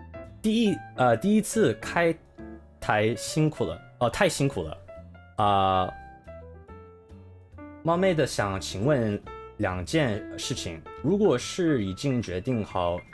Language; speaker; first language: Chinese; non-native, learner; English